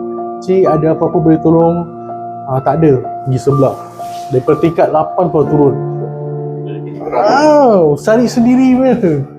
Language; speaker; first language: Malay; native; Malay